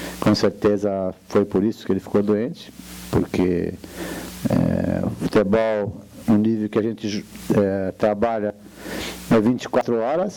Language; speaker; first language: Portuguese; native; Portuguese